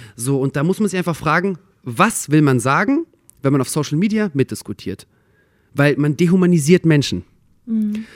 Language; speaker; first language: German; early bilingual, other home language; Russian